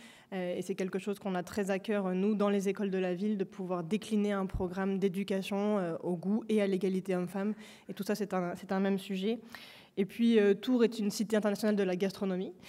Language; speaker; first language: French; native; French